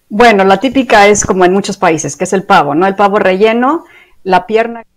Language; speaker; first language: Spanish; native; Spanish